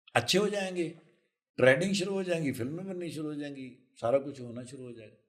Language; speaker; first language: Urdu; non-native, local second language; Punjabi